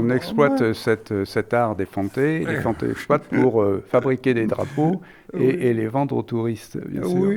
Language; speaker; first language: French; native; French